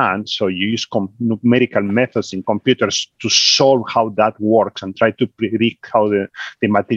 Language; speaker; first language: English; non-native, fluent; Spanish